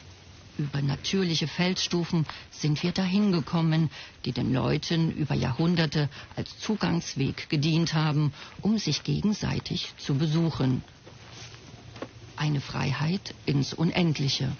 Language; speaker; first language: German; native; German